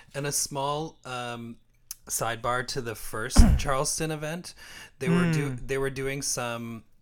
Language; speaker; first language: English; native; English